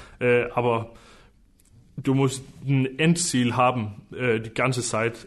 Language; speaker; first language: German; non-native, fluent; Danish